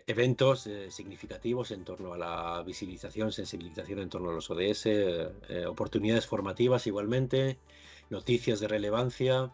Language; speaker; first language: Spanish; native; Spanish